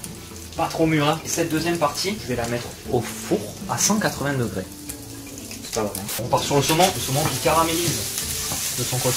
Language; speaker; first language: French; native; French